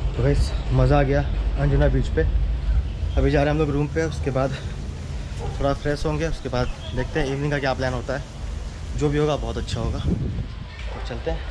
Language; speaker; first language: Hindi; native; Hindi